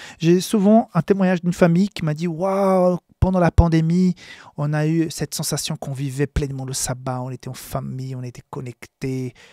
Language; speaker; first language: French; non-native, fluent; Portuguese